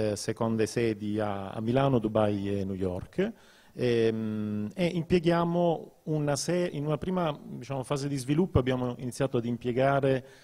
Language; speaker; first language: Italian; native; Italian